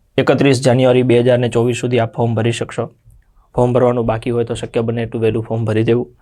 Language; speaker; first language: Gujarati; native; Gujarati